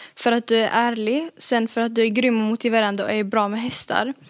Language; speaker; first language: Swedish; early bilingual, other home language; Arabic